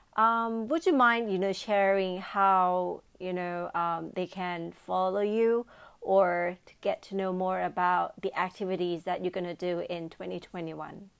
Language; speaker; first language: English; non-native, fluent; Thai